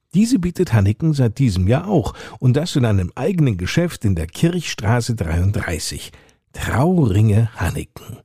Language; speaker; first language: German; native; German